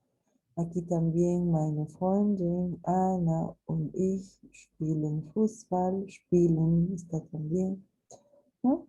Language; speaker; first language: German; non-native, fluent; Spanish